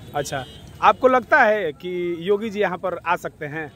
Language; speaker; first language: Hindi; native; Hindi